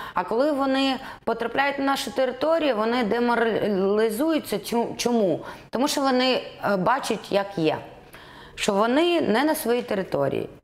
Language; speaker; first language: Ukrainian; non-native, local second language; Russian